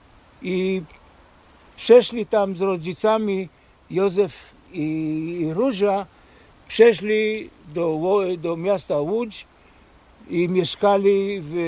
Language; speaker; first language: Polish; early bilingual, heritage; Polish